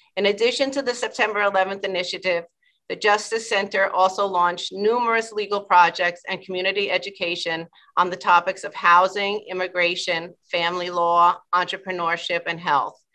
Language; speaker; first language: English; native; English